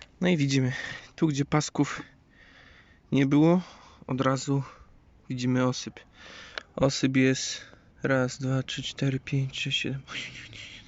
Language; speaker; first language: Polish; native; Polish